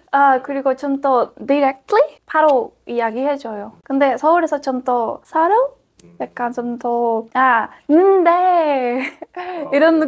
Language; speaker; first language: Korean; non-native, fluent; Spanish